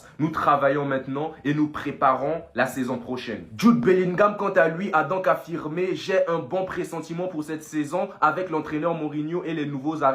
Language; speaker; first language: French; native; French